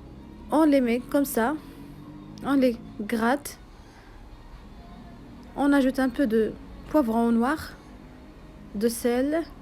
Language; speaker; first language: French; non-native, local second language; Arabic